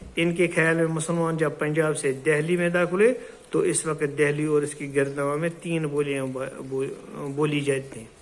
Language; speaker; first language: Urdu; non-native, local second language; Kashmiri